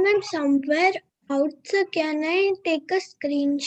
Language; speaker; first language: English; non-native, local second language; Hindi